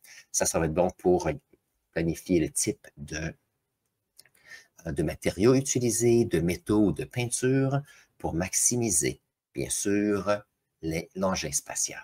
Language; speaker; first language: French; native; French